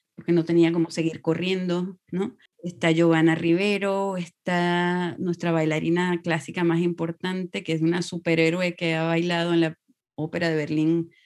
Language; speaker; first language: Spanish; native; Spanish